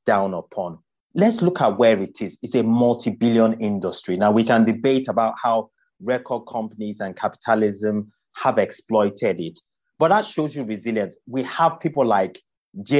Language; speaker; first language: English; non-native, local second language; Yoruba